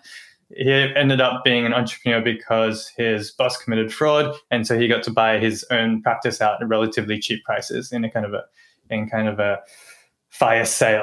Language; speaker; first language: English; native; English